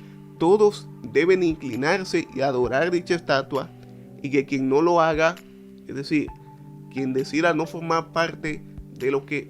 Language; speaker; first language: Spanish; native; Spanish